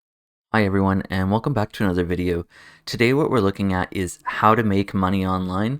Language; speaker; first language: English; native; English